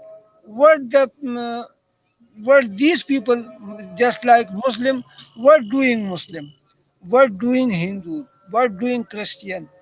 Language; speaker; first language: English; non-native, learner; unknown